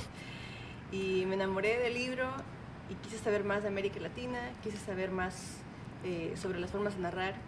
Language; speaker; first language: Spanish; native; Spanish